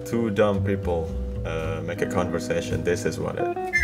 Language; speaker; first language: English; non-native, fluent; Indonesian